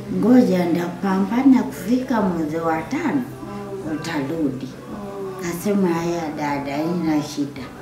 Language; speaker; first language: Swahili; native; Swahili